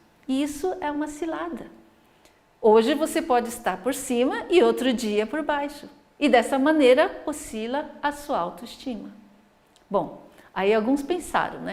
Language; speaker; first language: Portuguese; native; Portuguese